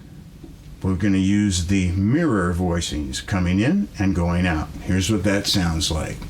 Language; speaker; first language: English; native; English